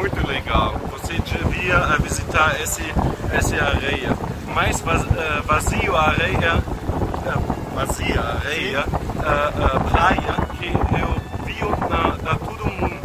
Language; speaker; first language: Portuguese; non-native, learner; German